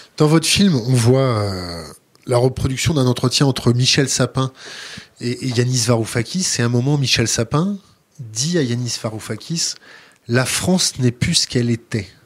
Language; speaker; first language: French; native; French